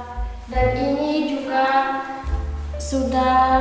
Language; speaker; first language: Indonesian; non-native, learner; French